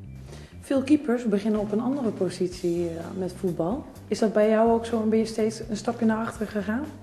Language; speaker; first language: Dutch; native; Dutch